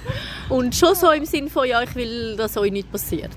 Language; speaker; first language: German; native; German